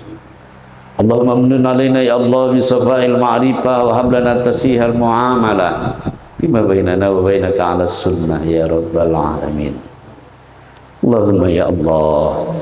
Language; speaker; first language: Indonesian; native; Indonesian